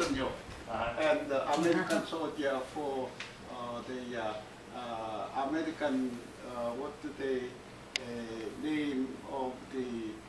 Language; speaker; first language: English; non-native, learner; Korean